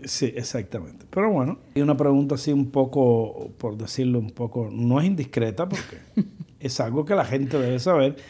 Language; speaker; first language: Spanish; native; Spanish